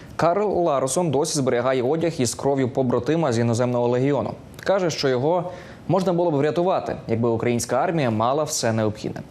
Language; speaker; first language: Ukrainian; native; Ukrainian